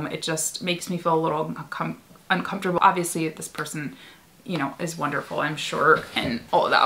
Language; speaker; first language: English; native; English